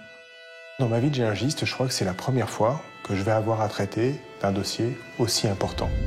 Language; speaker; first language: French; native; French